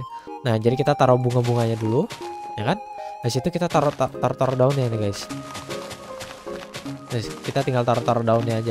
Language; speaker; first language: Indonesian; native; Indonesian